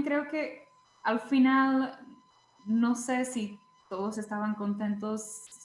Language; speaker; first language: Spanish; non-native, fluent; Czech